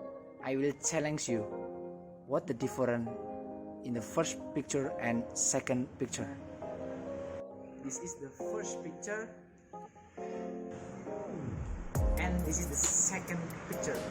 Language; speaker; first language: English; non-native, learner; Indonesian